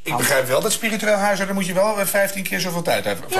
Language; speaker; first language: Dutch; native; Dutch